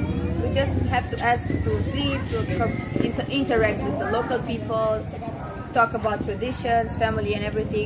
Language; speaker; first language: English; non-native, fluent; Romanian